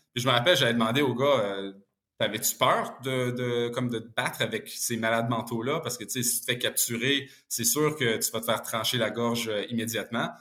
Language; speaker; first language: French; early bilingual, other home language; Bosnian